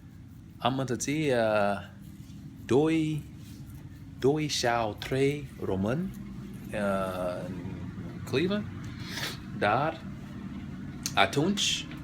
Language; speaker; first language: Romanian; non-native, learner; English